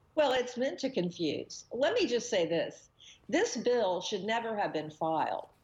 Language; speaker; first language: English; native; English